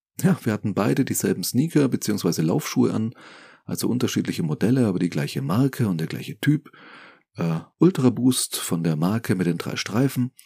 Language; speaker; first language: German; native; German